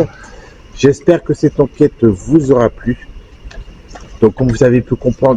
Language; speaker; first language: French; native; French